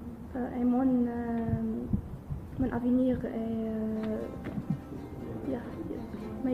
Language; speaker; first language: French; non-native, learner; Arabic